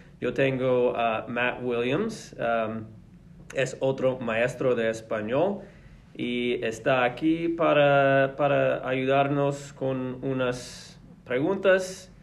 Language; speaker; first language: Spanish; non-native, fluent; English